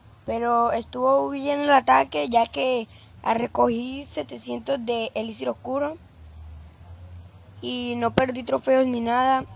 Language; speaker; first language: Spanish; native; Spanish